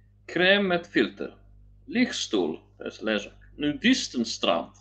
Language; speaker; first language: Dutch; non-native, learner; Polish